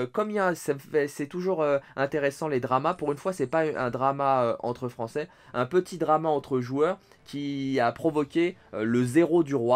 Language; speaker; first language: French; native; French